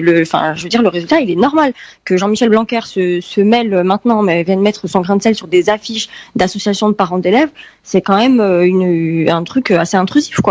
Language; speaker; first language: French; early bilingual, heritage; French